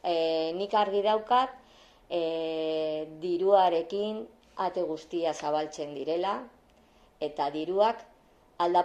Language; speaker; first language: Basque; non-native, learner; Spanish